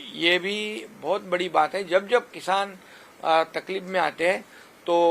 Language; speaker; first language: Hindi; non-native, local second language; Marathi